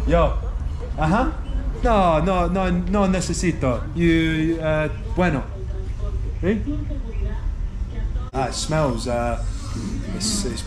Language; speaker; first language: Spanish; non-native, learner; English